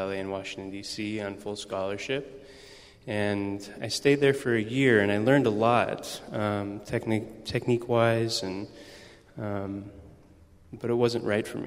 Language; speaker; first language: English; native; English